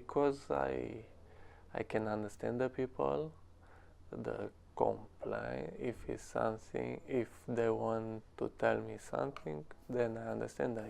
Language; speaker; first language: English; non-native, learner; Romanian